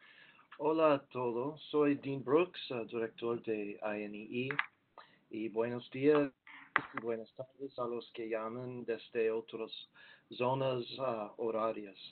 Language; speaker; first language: Spanish; non-native, learner; English